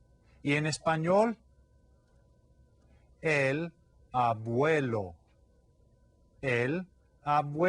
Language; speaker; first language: Spanish; non-native, fluent; English